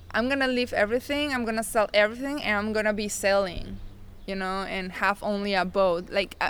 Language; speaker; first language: English; non-native, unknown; Spanish